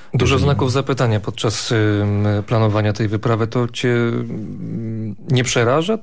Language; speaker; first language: Polish; native; Polish